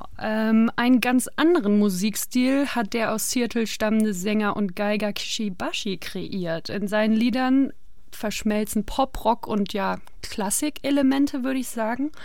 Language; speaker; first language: German; native; German